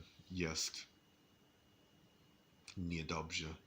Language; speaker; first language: Polish; non-native, learner; English